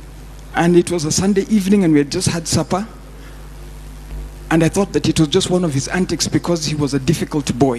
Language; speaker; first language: English; non-native, local second language; Swahili